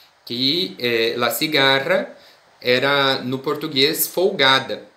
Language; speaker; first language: Spanish; non-native, fluent; Portuguese